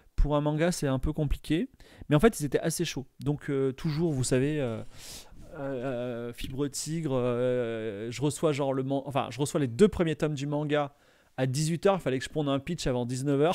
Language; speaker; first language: French; native; French